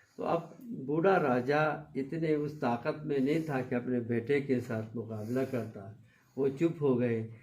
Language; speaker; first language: Urdu; non-native, local second language; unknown